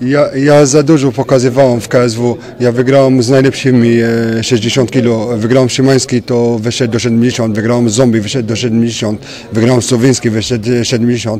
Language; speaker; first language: Polish; non-native, fluent; French